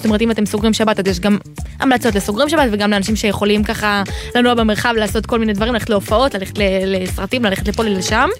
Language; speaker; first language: Hebrew; native; Hebrew